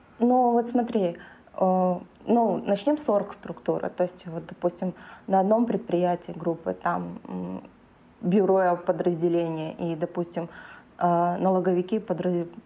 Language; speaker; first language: Russian; native; Russian